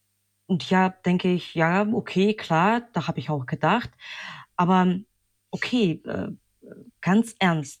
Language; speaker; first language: German; non-native, fluent; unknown